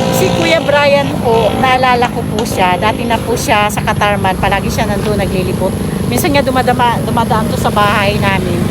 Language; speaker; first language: Filipino; non-native, local second language; Waray